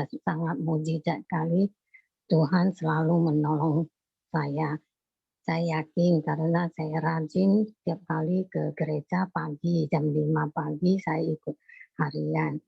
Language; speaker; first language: Indonesian; non-native, local second language; Chinese